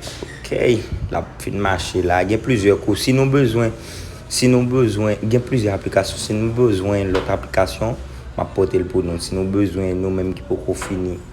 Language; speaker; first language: French; non-native, local second language; Haitian Creole